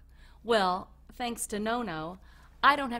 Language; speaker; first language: English; native; English